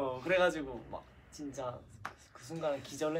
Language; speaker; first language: Korean; native; Korean